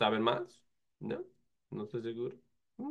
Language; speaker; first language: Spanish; non-native, fluent; English